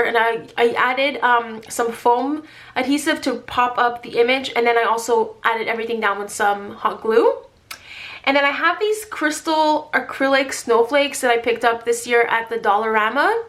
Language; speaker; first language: English; native; English